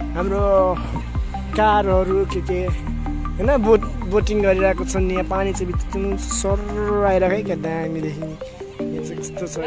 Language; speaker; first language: Nepali; non-native, local second language; Rana Tharu